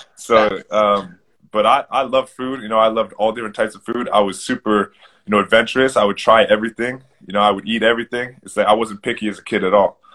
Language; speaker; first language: English; native; English